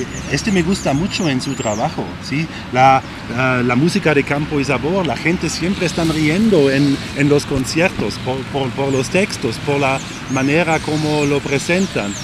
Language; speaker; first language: Spanish; non-native, learner; German